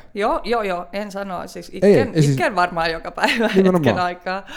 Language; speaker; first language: Finnish; native; Finnish